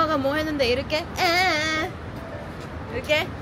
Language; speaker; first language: Korean; non-native, fluent; Filipino